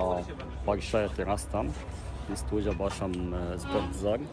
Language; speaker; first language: Russian; non-native, learner; Arabic